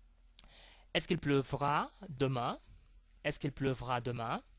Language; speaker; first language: French; non-native, fluent; English